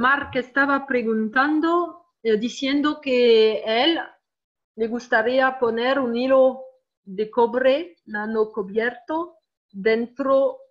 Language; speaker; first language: Spanish; non-native, learner; French